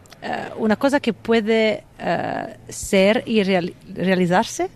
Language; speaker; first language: Spanish; non-native, fluent; Italian